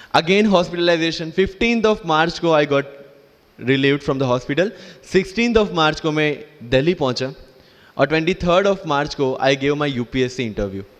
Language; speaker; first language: Hindi; non-native, local second language; Gujarati